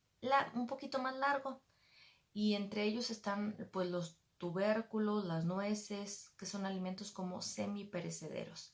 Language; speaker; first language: Spanish; native; Spanish